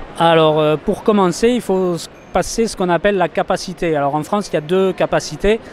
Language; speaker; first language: French; native; French